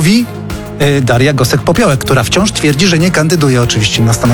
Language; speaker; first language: Polish; native; Polish